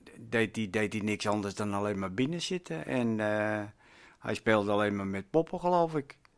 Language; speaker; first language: Dutch; early bilingual, other home language; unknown